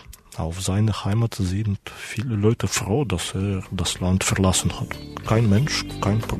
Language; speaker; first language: German; non-native, fluent; Belarusian